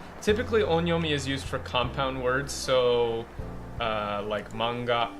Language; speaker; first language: English; native; English